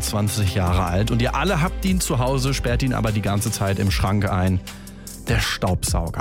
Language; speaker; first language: German; native; German